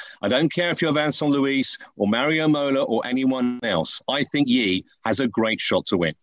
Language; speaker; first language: English; native; English